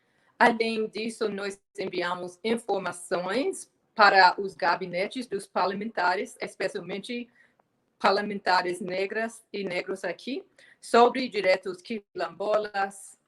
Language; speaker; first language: Portuguese; non-native, fluent; English